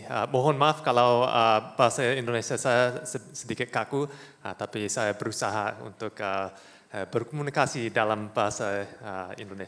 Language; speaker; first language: Indonesian; non-native, fluent; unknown